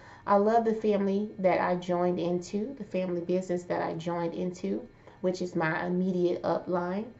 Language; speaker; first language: English; native; English